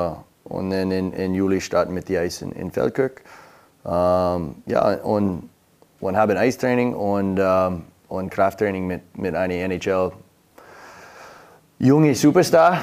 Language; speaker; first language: German; non-native, learner; English